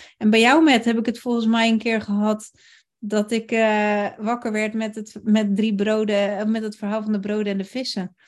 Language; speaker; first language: Dutch; native; Dutch